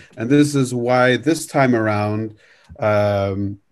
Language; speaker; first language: English; native; English